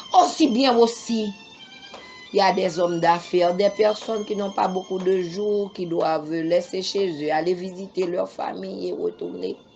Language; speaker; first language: French; non-native, local second language; Haitian Creole